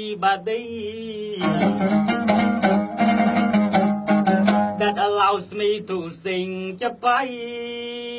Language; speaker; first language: English; non-native, learner; Khmer